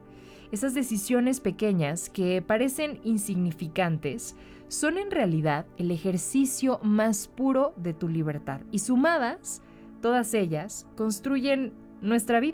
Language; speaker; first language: Spanish; native; Spanish